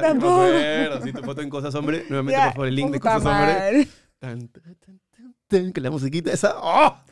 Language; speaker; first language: Spanish; native; Spanish